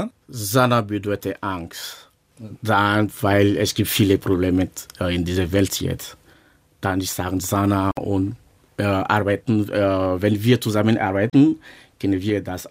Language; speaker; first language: German; non-native, learner; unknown